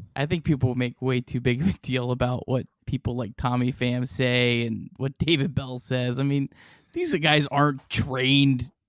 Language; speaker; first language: English; native; English